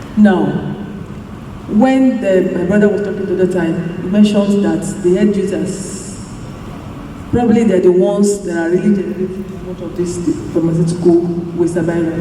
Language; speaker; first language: English; non-native, local second language; Yoruba